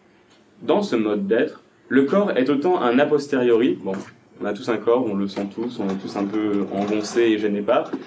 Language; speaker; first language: French; native; French